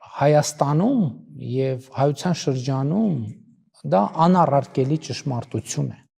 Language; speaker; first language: Armenian; native; Armenian